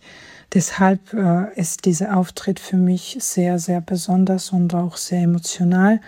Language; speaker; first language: German; non-native, fluent; Georgian